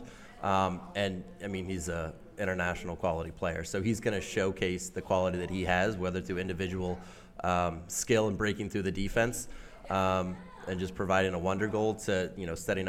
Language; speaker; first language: English; native; English